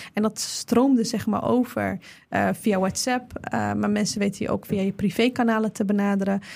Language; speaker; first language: Dutch; early bilingual, other home language; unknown